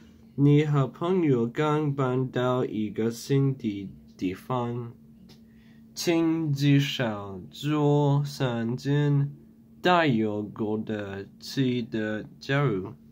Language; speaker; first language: Chinese; non-native, learner; English